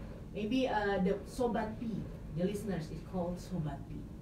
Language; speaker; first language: English; non-native, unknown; Indonesian